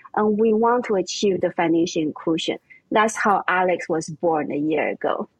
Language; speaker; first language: English; non-native, fluent; German